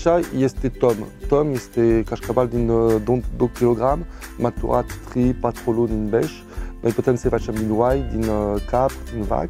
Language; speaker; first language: Romanian; non-native, learner; French